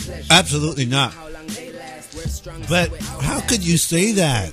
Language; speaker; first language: English; early bilingual, other home language; Spanish